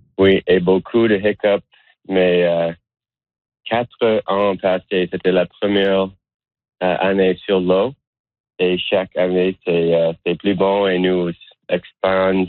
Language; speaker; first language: French; non-native, learner; English